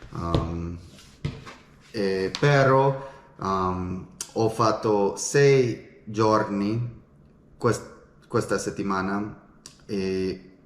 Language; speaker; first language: Italian; non-native, learner; English